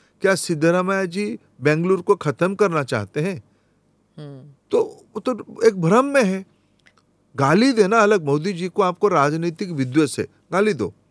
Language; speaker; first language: Hindi; non-native, local second language; Odia